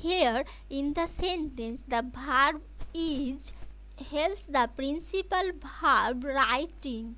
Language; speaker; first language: English; non-native, local second language; Bangla